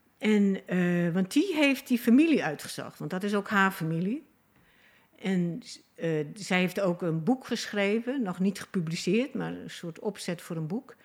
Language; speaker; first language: Dutch; native; Dutch